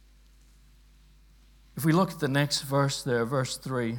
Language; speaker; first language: English; native; English